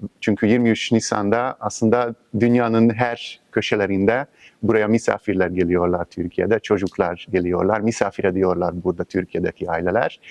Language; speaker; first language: Turkish; non-native, fluent; Hungarian